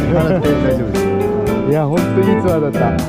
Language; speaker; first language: Japanese; native; Japanese